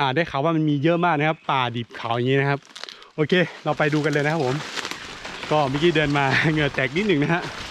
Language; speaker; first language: Thai; non-native, local second language; S'gaw Karen